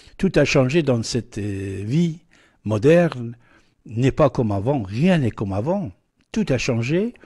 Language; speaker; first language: French; non-native, fluent; Persian